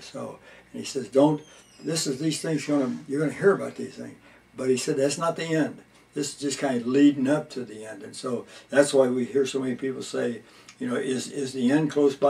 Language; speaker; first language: English; native; English